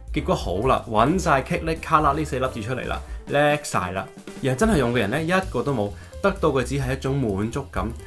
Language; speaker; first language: Cantonese; native; Cantonese